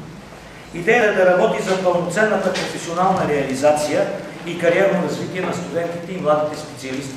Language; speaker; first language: Bulgarian; native; Bulgarian